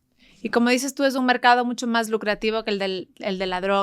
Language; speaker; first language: Spanish; native; Spanish